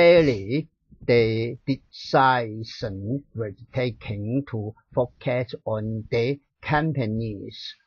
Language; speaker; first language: English; non-native, learner; Chinese